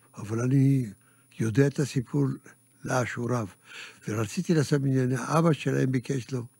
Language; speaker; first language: Hebrew; early bilingual, other home language; Yiddish